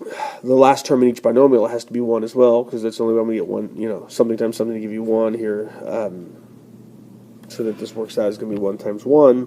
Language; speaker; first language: English; native; English